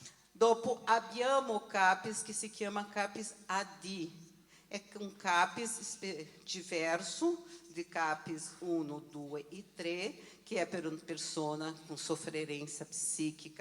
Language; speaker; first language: Italian; non-native, learner; Portuguese